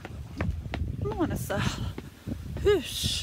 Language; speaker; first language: French; non-native, learner; English